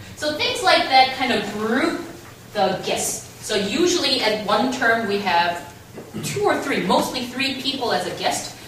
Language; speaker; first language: English; non-native, fluent; Korean